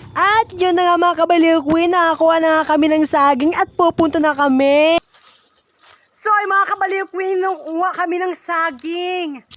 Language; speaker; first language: Filipino; non-native, local second language; Hiligaynon